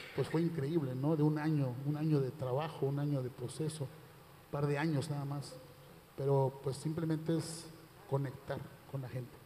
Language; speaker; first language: Spanish; native; Spanish